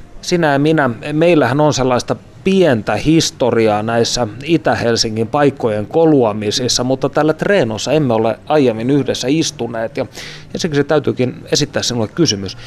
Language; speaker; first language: Finnish; native; Finnish